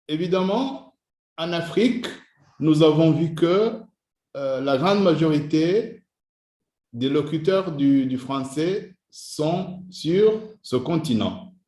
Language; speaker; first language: French; non-native, local second language; Kinyarwanda